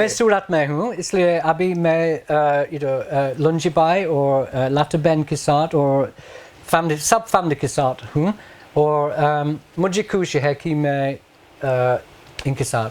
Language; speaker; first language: Hindi; non-native, learner; English